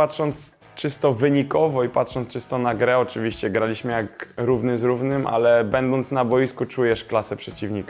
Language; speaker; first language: Polish; native; Polish